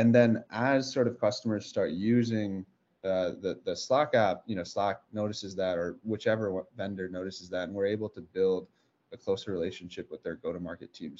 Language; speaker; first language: English; native; English